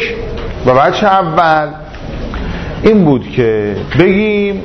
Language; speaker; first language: Persian; native; Persian